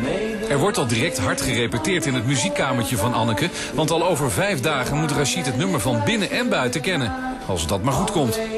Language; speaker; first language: Dutch; native; Dutch